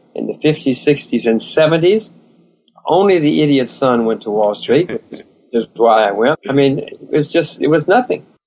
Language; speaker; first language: English; native; English